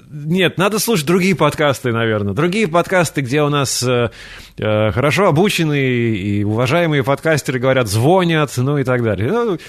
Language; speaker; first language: Russian; native; Russian